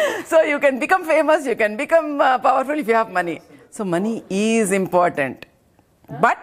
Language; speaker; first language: English; non-native, local second language; Telugu